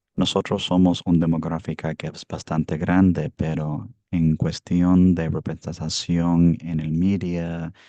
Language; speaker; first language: Spanish; early bilingual, heritage; Spanish